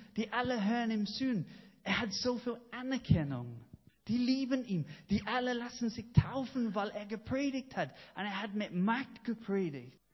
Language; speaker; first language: German; non-native, fluent; English